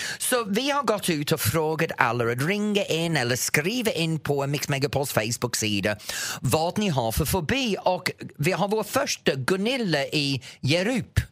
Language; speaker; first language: Swedish; non-native, fluent; English